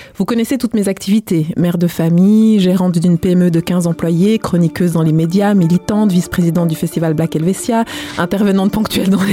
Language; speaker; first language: French; native; French